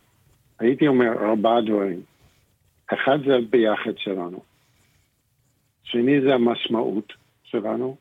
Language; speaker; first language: Hebrew; non-native, fluent; English